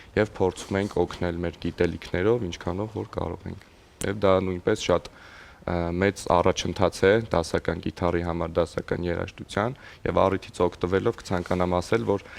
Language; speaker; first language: Armenian; native; Armenian